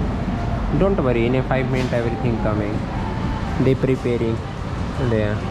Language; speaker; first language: English; non-native, learner; Hindi